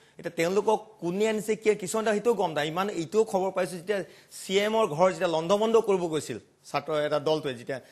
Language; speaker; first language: Assamese; non-native, local second language; Karbi